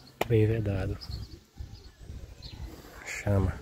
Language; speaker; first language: Portuguese; native; Portuguese